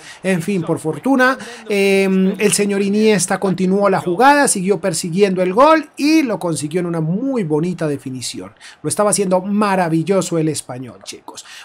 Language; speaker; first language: Spanish; native; Spanish